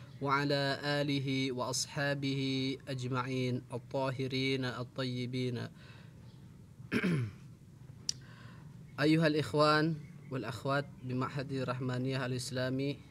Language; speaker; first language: Arabic; non-native, fluent; Indonesian